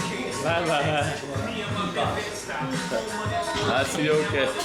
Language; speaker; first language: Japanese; non-native, learner; English